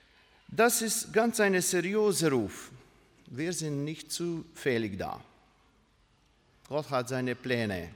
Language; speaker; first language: German; non-native, learner; Croatian